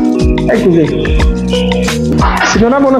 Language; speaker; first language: Italian; non-native, learner; Bangla